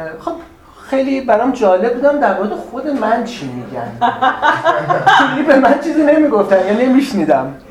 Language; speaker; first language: Persian; native; Persian